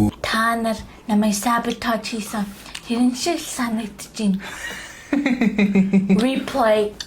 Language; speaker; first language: Mongolian; early bilingual, heritage; Mongolian